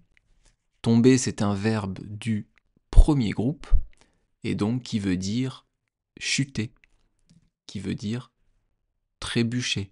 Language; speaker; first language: French; native; French